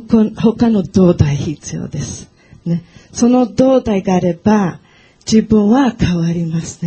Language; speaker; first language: Japanese; non-native, learner; Portuguese